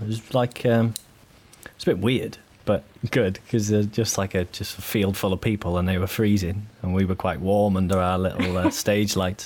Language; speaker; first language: English; native; English